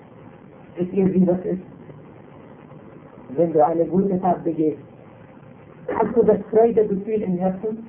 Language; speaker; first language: German; non-native, fluent; Arabic